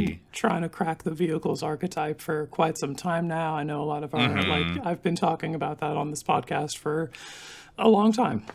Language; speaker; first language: English; native; English